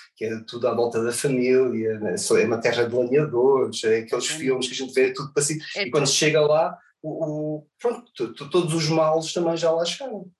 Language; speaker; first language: Portuguese; early bilingual, other home language; English